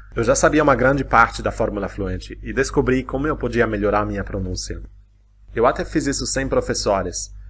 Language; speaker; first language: Portuguese; non-native, fluent; German